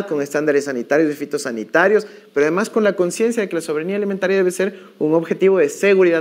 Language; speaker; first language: Spanish; native; Spanish